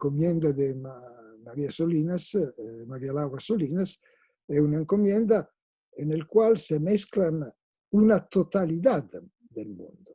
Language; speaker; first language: Spanish; non-native, fluent; Italian